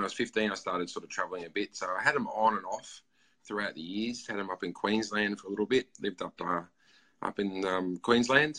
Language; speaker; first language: English; native; English